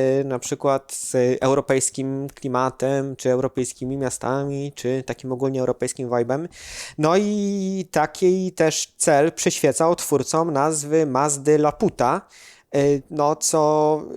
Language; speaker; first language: Polish; native; Polish